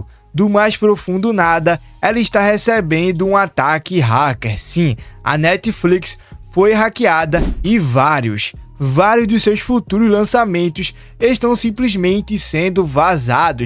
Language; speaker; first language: Portuguese; native; Portuguese